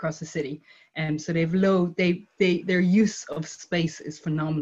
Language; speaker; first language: English; native; English